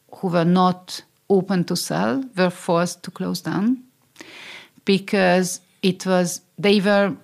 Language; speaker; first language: English; non-native, fluent; Hungarian